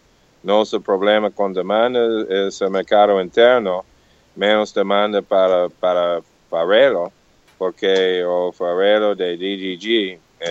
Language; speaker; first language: Portuguese; non-native, learner; English